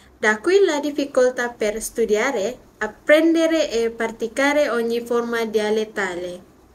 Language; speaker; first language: Italian; non-native, learner; Malay